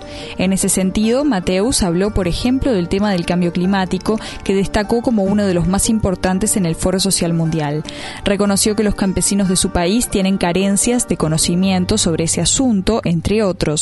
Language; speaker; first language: Spanish; native; Spanish